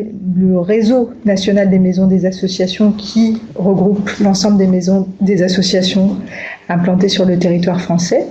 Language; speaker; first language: French; native; French